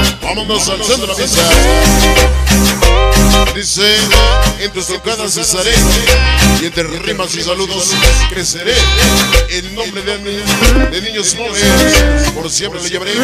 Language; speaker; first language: Spanish; native; Spanish